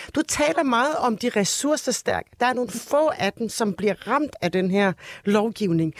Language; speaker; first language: Danish; early bilingual, other home language; Turkish